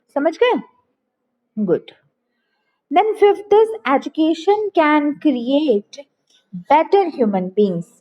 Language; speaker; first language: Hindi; native; Hindi